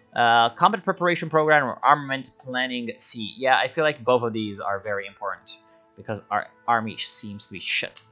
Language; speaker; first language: English; native; English